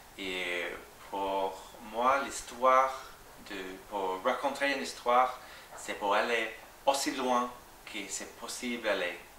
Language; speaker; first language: French; non-native, fluent; English